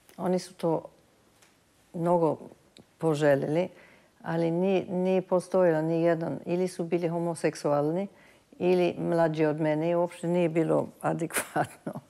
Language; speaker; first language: Serbian; early bilingual, heritage; Serbian